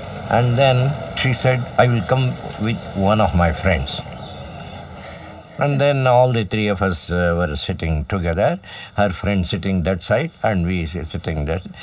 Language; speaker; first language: English; non-native, local second language; Kannada